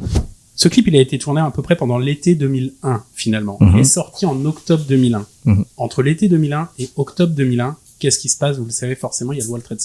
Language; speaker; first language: French; native; French